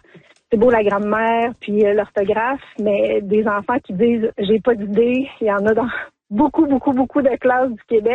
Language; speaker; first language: French; native; French